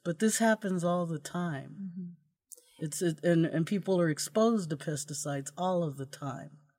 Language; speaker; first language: English; early bilingual, other home language; Spanish